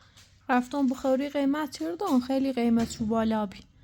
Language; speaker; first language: Persian; native; Persian